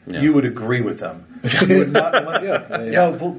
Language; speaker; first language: English; native; English